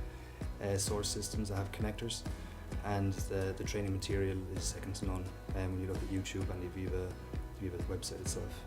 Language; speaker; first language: English; native; English